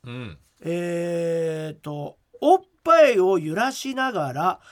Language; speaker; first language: Japanese; native; Japanese